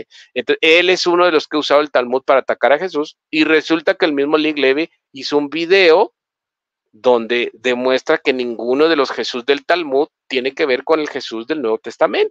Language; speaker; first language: Spanish; native; Spanish